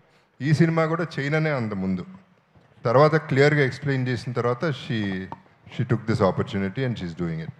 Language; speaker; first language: Telugu; native; Telugu